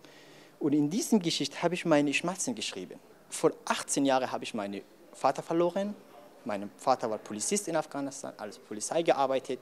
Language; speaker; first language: German; non-native, learner; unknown